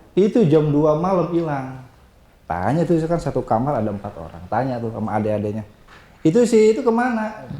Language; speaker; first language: Indonesian; non-native, local second language; Sundanese